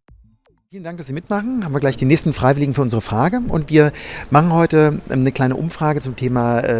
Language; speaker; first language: German; native; German